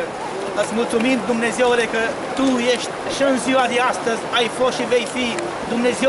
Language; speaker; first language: Romanian; native; Romanian